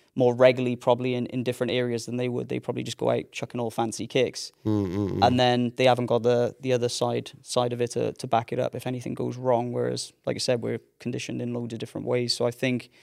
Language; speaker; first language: English; native; English